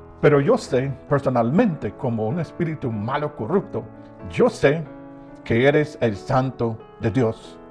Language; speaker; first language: Spanish; non-native, fluent; English